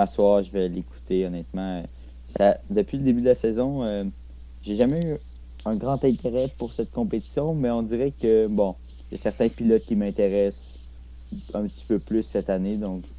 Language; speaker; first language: French; native; French